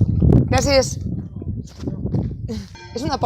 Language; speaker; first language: Catalan; non-native, local second language; Spanish